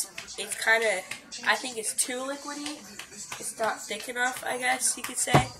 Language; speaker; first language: English; native; English